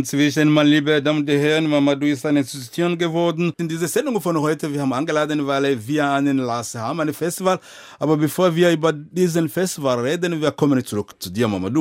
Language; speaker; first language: German; non-native, fluent; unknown